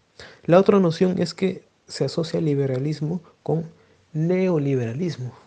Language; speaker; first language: Spanish; native; Spanish